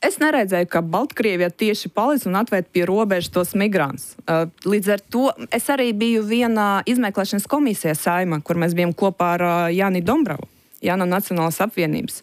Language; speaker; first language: Latvian; non-native, local second language; Russian